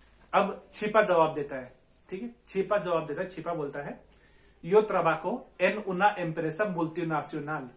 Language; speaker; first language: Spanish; non-native, fluent; Hindi